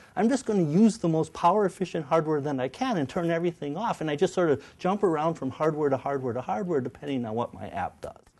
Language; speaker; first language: English; native; English